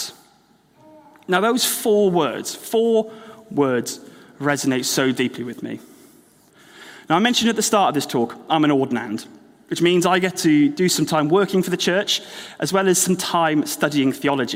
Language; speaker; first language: English; native; English